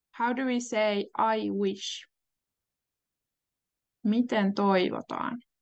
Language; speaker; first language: Finnish; native; Finnish